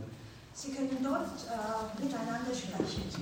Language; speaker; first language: German; non-native, fluent; Chinese